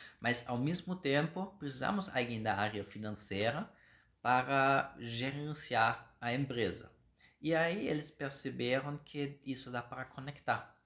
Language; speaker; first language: Portuguese; non-native, fluent; German